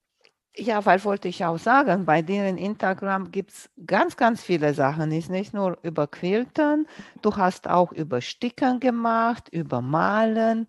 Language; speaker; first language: German; non-native, fluent; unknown